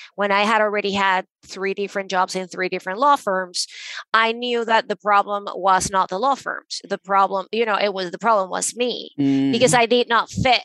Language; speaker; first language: English; non-native, fluent; Spanish